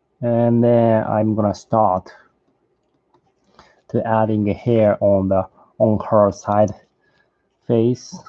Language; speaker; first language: English; non-native, learner; Japanese